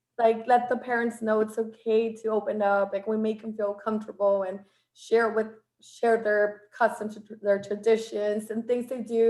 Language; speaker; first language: English; non-native, fluent; Spanish